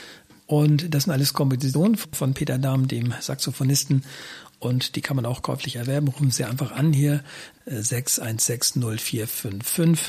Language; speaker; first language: German; native; German